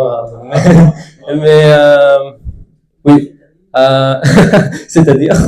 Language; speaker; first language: French; non-native, learner; Spanish